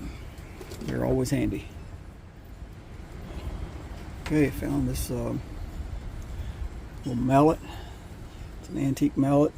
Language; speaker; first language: English; native; English